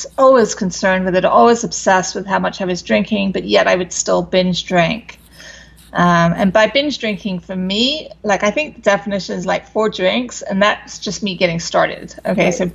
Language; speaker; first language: English; native; English